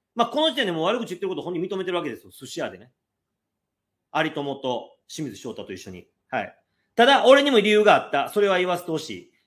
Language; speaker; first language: Japanese; native; Japanese